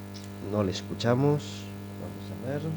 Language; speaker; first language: Spanish; native; Spanish